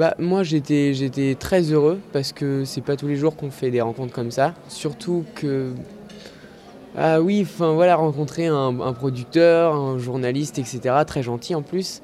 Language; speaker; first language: French; native; French